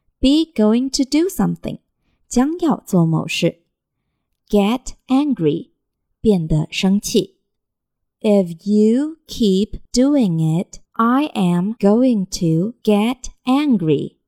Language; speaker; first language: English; non-native, fluent; Chinese